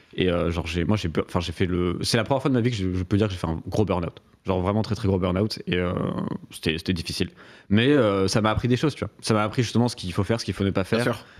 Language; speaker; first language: French; native; French